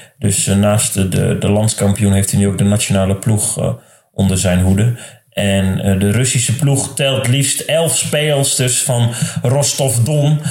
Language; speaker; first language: Dutch; native; Dutch